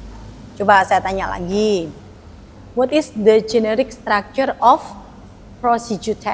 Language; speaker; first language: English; non-native, learner; Indonesian